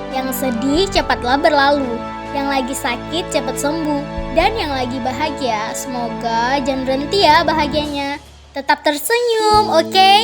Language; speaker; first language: Indonesian; native; Indonesian